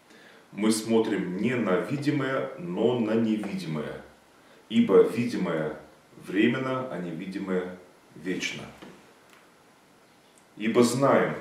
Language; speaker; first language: Russian; native; Russian